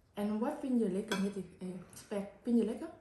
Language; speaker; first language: Dutch; non-native, learner; Thai